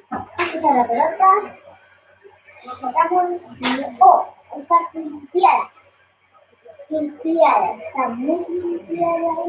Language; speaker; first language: Spanish; early bilingual, other home language; Filipino